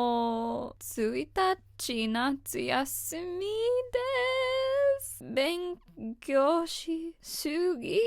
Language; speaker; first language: Japanese; non-native, learner; English